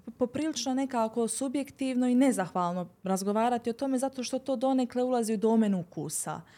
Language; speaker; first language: Bosnian; native; Bosnian